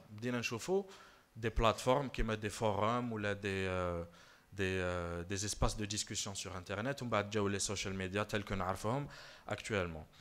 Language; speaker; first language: French; non-native, local second language; Arabic